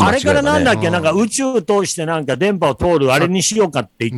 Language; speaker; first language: Japanese; native; Japanese